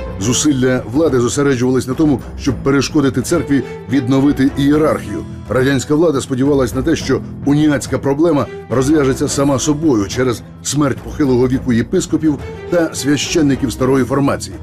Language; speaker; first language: Ukrainian; native; Ukrainian